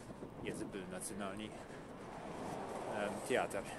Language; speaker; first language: Russian; non-native, learner; English